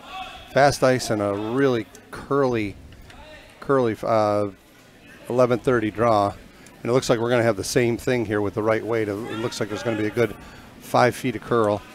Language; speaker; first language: English; native; English